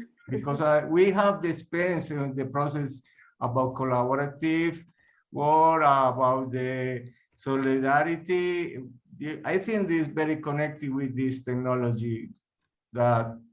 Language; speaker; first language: English; non-native, learner; Spanish